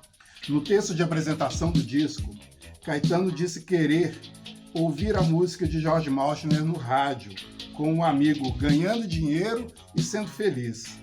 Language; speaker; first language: Portuguese; native; Portuguese